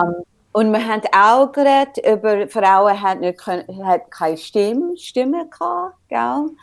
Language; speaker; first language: German; early bilingual, heritage; English